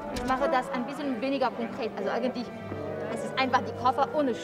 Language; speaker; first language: German; non-native, fluent; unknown